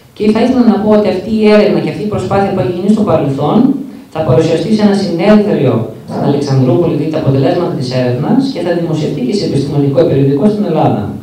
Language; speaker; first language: Greek; early bilingual, heritage; Greek